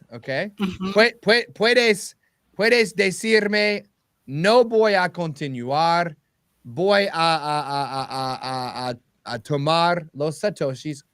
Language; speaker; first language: Spanish; non-native, learner; English